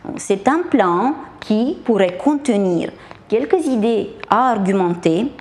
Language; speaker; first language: French; non-native, fluent; Romanian